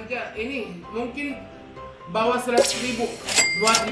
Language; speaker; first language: Indonesian; non-native, fluent; Japanese